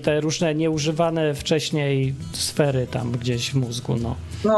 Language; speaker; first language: Polish; native; Polish